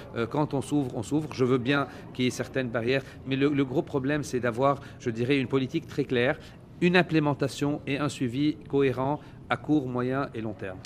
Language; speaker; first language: French; non-native, local second language; Arabic